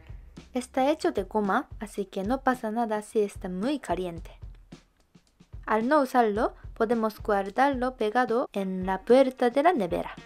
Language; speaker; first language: Spanish; non-native, fluent; Japanese